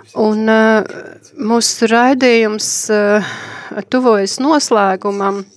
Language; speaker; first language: Latvian; native; Latvian